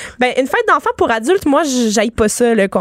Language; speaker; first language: French; native; French